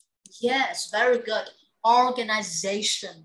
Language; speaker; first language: English; non-native, learner; Vietnamese